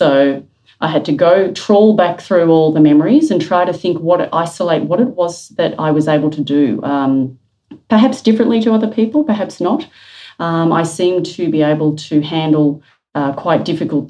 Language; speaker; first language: English; native; English